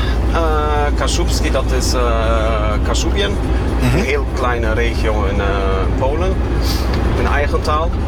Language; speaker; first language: Dutch; non-native, fluent; Kashubian